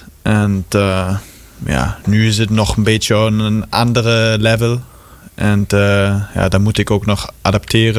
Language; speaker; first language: Dutch; non-native, fluent; German